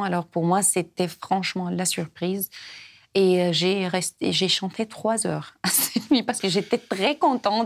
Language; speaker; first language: French; non-native, fluent; Arabic